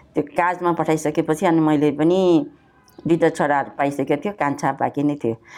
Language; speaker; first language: Nepali; non-native, local second language; Newari